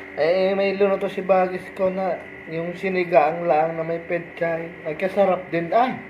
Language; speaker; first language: Filipino; non-native, local second language; Iloko